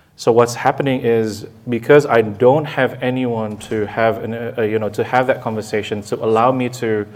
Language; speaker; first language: English; non-native, fluent; Indonesian